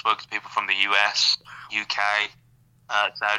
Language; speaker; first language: English; native; English